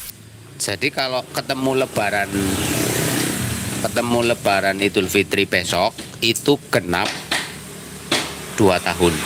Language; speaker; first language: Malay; non-native, local second language; Javanese